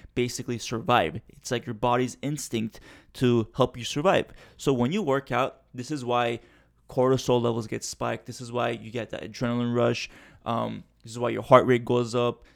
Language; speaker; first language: English; early bilingual, other home language; Turkish